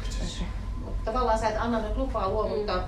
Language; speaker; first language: Finnish; native; Finnish